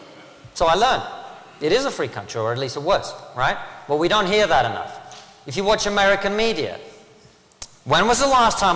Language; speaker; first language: English; early bilingual, other home language; Russian